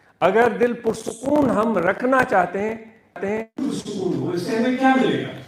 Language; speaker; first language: Urdu; non-native, local second language; Sindhi